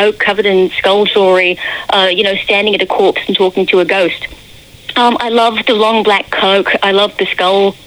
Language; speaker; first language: English; native; English